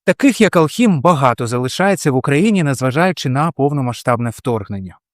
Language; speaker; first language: Ukrainian; non-native, local second language; Russian